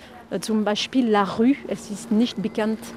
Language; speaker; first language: German; non-native, fluent; French